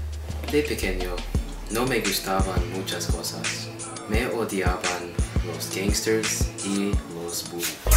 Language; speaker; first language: Spanish; non-native, learner; English